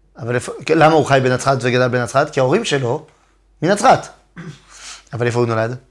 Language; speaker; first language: Hebrew; non-native, fluent; French